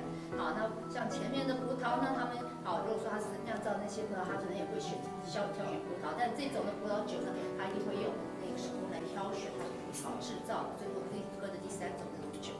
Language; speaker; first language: Chinese; native; Chinese